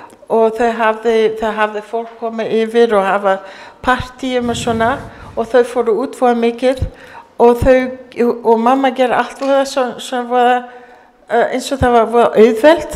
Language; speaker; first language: Icelandic; early bilingual, heritage; English